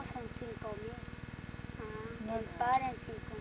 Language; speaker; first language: Spanish; native; Spanish